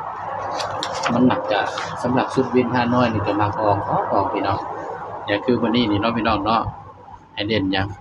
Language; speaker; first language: Thai; non-native, local second language; Lao